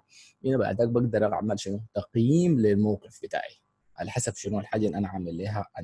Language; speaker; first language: Arabic; native; Arabic